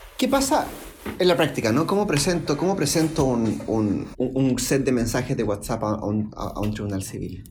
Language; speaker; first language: Spanish; native; Spanish